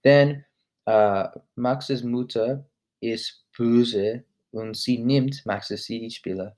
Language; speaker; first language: German; non-native, learner; English